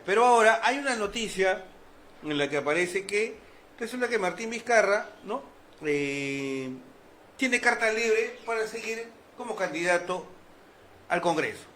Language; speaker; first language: Spanish; native; Spanish